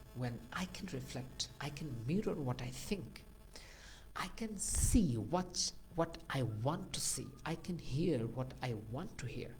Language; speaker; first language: English; non-native, local second language; Bangla